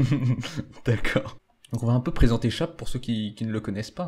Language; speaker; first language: French; native; French